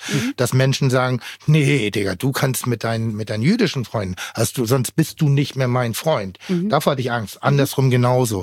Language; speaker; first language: German; native; German